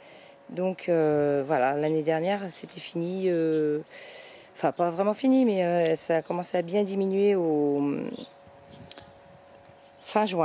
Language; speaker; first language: French; native; French